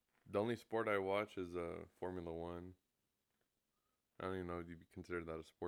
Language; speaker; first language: English; early bilingual, other home language; Spanish